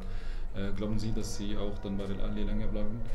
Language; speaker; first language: German; non-native, fluent; Arabic